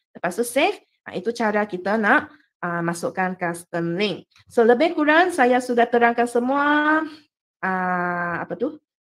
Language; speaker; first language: Malay; non-native, local second language; Chinese